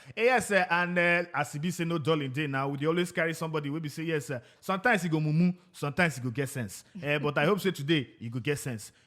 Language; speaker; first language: Nigerian Pidgin; non-native, local second language; Igbo